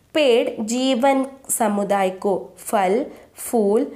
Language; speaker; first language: Hindi; non-native, local second language; Malayalam